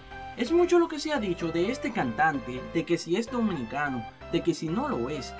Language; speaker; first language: Spanish; native; Spanish